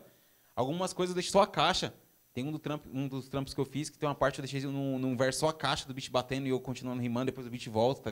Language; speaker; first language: Portuguese; native; Portuguese